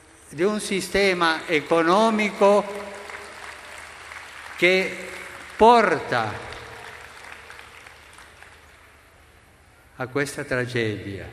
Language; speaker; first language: Italian; non-native, fluent; Spanish